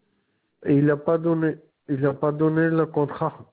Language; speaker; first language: French; non-native, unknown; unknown